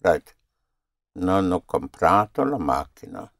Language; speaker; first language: Italian; non-native, fluent; English